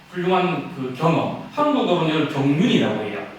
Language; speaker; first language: Korean; native; Korean